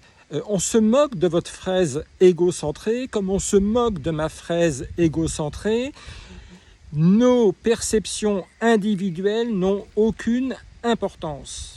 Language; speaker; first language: French; native; French